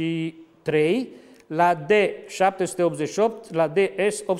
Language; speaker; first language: Romanian; native; Romanian